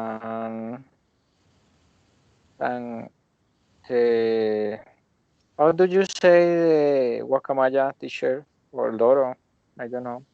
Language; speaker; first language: English; non-native, learner; Spanish